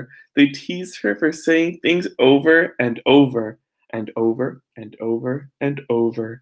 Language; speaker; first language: English; native; English